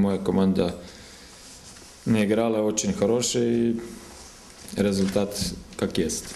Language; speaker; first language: Russian; non-native, learner; Serbian